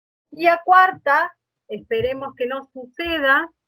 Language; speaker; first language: Portuguese; non-native, learner; Spanish